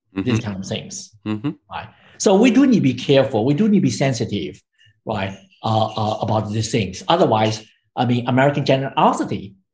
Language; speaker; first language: English; non-native, fluent; Chinese